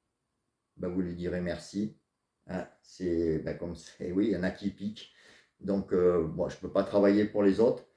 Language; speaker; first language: French; native; French